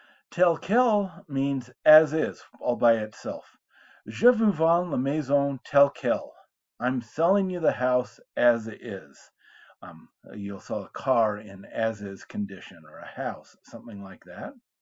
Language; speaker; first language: English; native; English